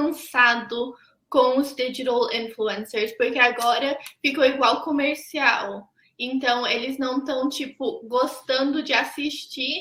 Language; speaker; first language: Portuguese; early bilingual, heritage; Portuguese